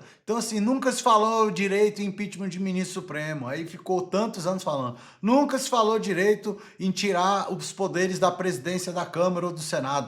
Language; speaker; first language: Portuguese; native; Portuguese